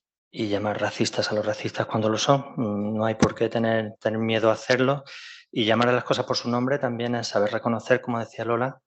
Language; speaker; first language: Spanish; native; Spanish